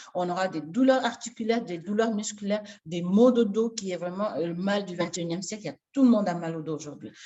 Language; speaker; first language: French; non-native, local second language; Wolof